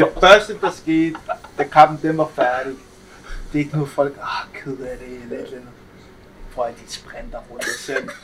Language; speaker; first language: Danish; early bilingual, other home language; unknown